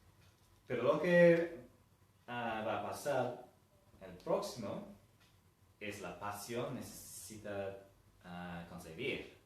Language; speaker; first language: Spanish; non-native, fluent; English